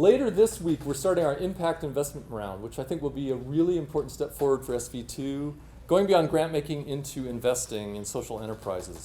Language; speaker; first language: English; native; English